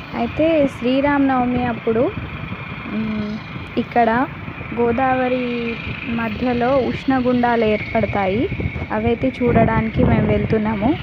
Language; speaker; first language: Telugu; native; Telugu